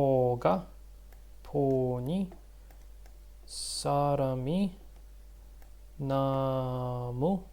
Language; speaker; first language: Korean; non-native, learner; Russian